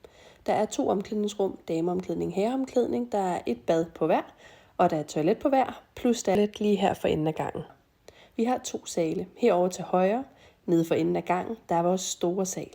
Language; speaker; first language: Danish; native; Danish